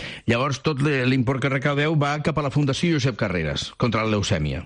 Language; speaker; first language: Catalan; native; Catalan